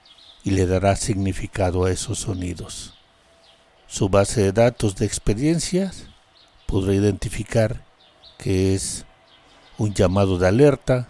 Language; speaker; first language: Spanish; native; Spanish